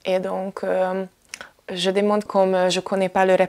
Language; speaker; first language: French; non-native, learner; Hungarian